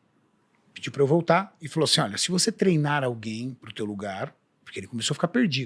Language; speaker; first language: Portuguese; native; Portuguese